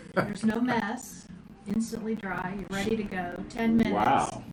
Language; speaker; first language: English; native; English